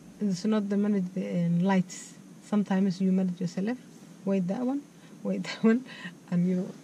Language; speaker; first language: English; non-native, learner; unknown